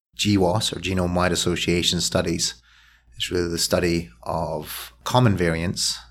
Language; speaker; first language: English; native; English